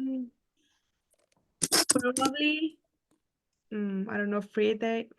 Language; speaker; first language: English; non-native, learner; Spanish